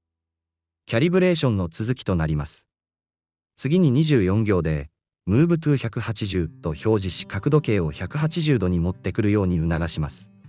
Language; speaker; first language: Japanese; native; Japanese